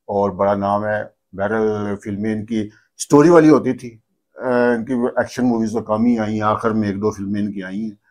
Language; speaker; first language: Urdu; native; Urdu